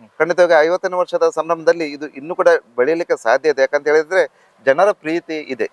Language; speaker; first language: Kannada; non-native, local second language; Konkani